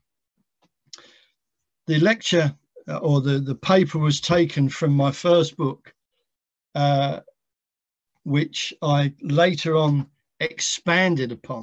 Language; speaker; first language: English; native; English